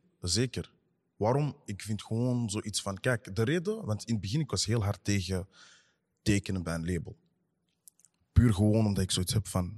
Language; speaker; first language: Dutch; early bilingual, other home language; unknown